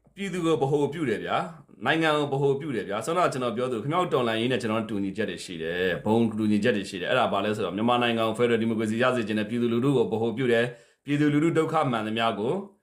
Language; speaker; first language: Burmese; native; Burmese